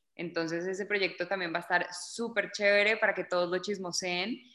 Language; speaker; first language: Spanish; native; Spanish